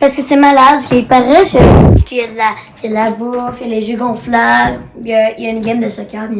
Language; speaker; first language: French; native; French